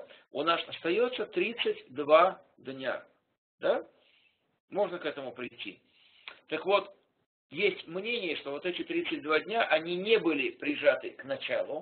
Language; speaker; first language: Russian; native; Russian